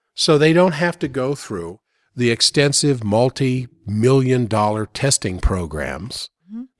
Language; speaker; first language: English; native; English